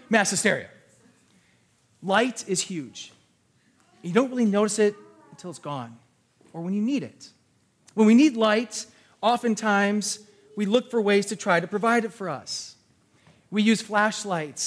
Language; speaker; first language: English; native; English